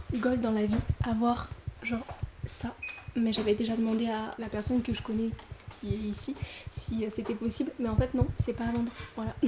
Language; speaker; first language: French; native; French